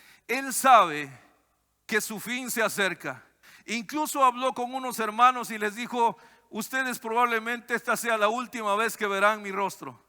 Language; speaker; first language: Spanish; native; Spanish